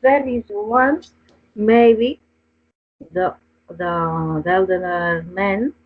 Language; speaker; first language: English; non-native, learner; Spanish